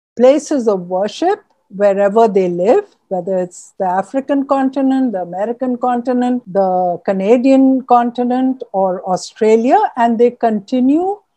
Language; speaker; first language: English; non-native, local second language; Urdu